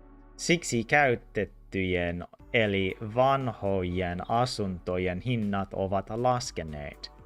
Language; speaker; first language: Finnish; non-native, learner; English